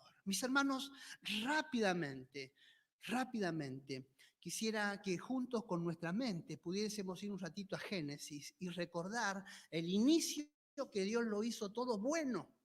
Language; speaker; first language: Spanish; native; Spanish